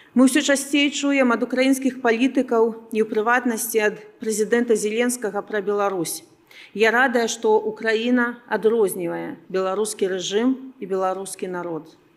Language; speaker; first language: Belarusian; non-native, local second language; Russian